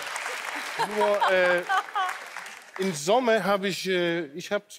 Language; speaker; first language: German; non-native, local second language; Polish